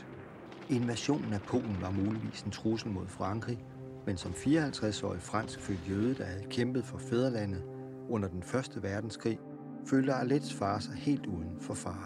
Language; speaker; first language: Danish; native; Danish